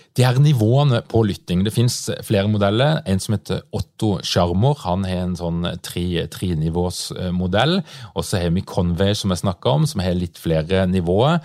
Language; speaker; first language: Norwegian; native; Norwegian